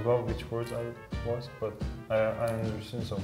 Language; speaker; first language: English; non-native, fluent; Persian